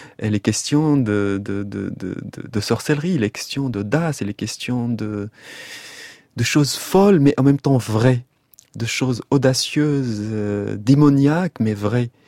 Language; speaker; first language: French; non-native, local second language; Arabic